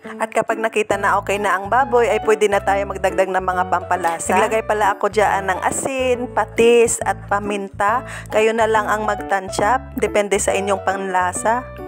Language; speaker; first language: Filipino; non-native, local second language; Hiligaynon